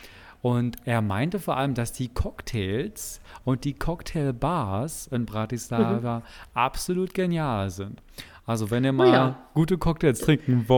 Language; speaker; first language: German; native; German